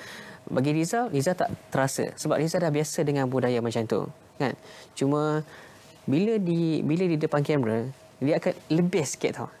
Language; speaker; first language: Malay; native; Malay